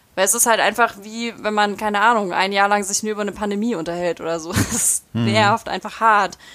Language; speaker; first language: German; native; German